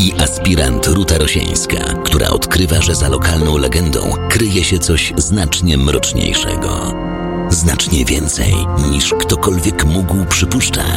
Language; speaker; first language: Polish; native; Polish